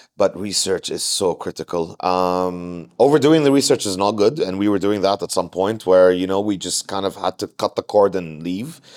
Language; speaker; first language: English; non-native, fluent; Arabic